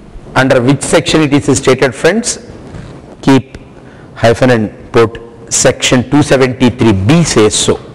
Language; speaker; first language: English; non-native, local second language; Hindi